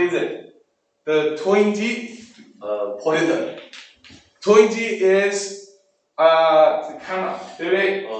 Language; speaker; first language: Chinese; non-native, learner; English